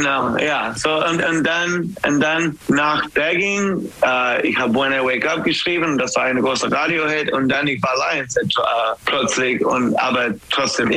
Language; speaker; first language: German; non-native, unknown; English